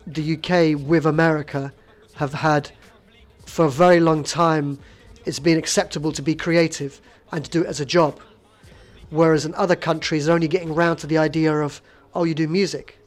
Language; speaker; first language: English; native; English